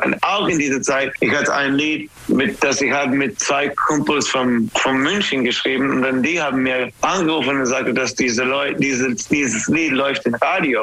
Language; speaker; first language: German; non-native, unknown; English